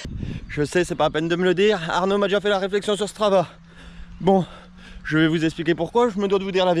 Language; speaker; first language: French; native; French